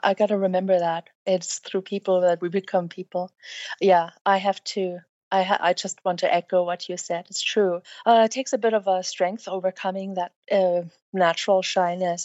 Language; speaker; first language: English; non-native, fluent; German